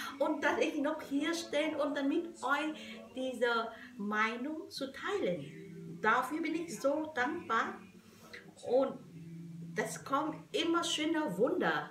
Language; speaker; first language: German; non-native, learner; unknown